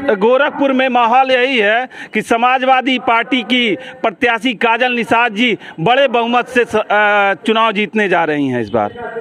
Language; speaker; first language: Hindi; native; Hindi